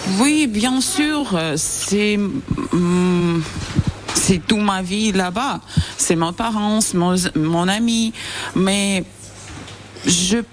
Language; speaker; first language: French; non-native, learner; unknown